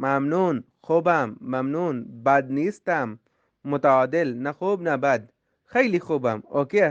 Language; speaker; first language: Persian; non-native, fluent; Urdu